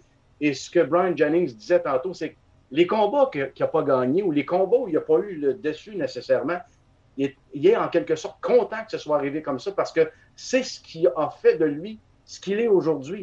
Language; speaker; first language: French; native; French